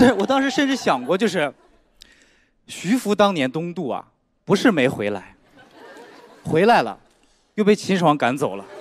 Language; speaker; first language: Chinese; native; Chinese